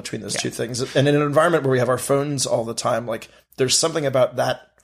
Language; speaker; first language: English; native; English